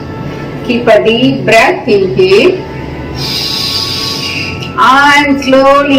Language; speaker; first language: English; non-native, local second language; Tamil